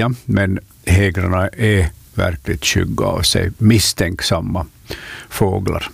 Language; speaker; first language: Swedish; native; Swedish